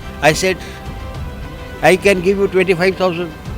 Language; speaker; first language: English; non-native, local second language; Bangla